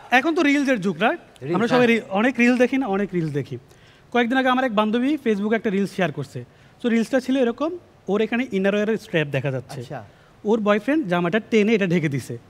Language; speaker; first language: Bangla; native; Bangla